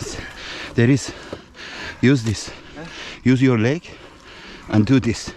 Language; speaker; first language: English; non-native, learner; Persian